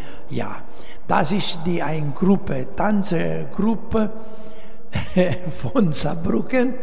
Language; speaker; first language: German; non-native, learner; Italian